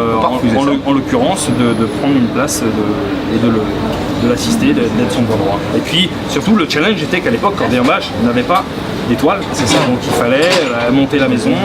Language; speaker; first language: French; native; French